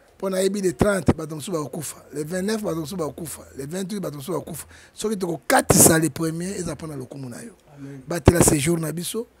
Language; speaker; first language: Lingala; native; Lingala